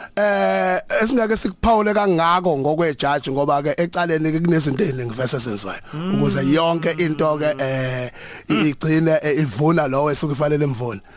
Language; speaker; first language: Zulu; native; Zulu